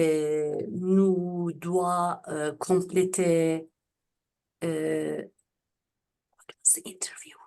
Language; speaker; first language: French; non-native, learner; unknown